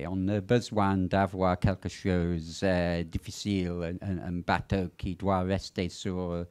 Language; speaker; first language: French; non-native, fluent; English